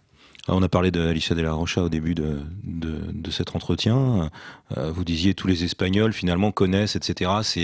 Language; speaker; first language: French; native; French